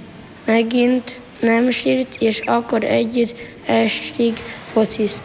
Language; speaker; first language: Hungarian; non-native, local second language; Slovenian